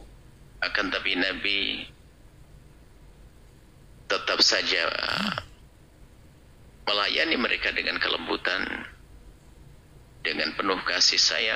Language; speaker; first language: Indonesian; native; Indonesian